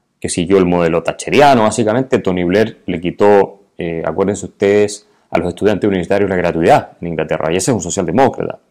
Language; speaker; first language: Spanish; native; Spanish